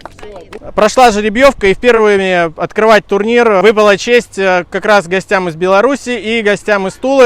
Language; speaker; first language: Russian; native; Russian